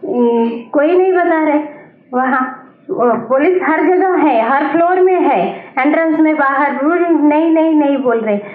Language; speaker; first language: Hindi; non-native, local second language; Telugu